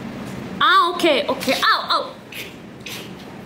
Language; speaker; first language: English; non-native, learner; Thai